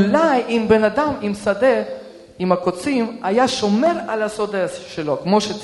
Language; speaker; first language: Hebrew; early bilingual, other home language; Russian